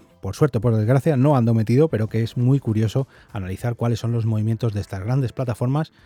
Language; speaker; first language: Spanish; native; Spanish